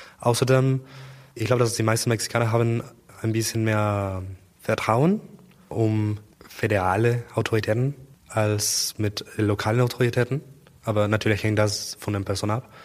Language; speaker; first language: German; non-native, learner; Spanish